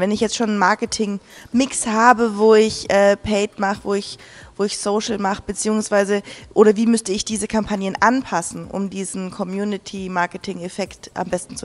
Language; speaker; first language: German; native; German